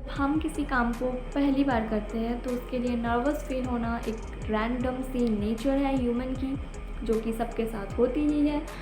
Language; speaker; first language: Hindi; non-native, local second language; Bangla